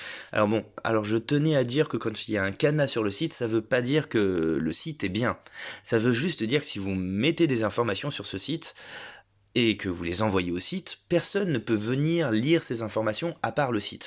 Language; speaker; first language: French; native; French